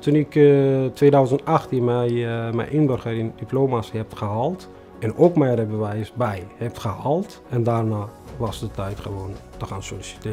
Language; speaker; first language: Dutch; non-native, fluent; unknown